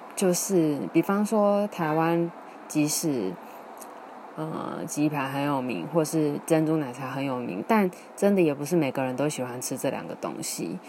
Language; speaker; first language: Chinese; non-native, local second language; Min Nan Chinese